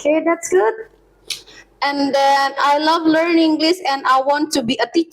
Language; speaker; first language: English; non-native, learner; Indonesian